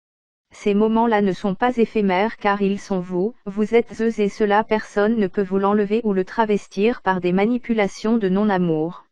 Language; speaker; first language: French; native; French